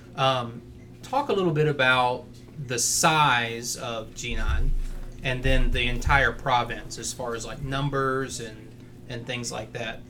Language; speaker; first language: English; native; English